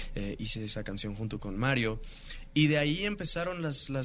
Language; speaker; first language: Spanish; native; Spanish